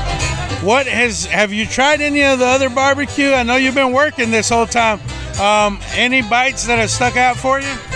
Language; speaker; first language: English; early bilingual, other home language; Spanish